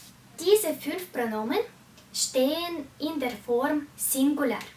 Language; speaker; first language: German; non-native, fluent; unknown